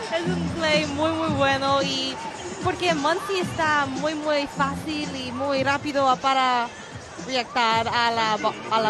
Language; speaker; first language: Spanish; non-native, learner; English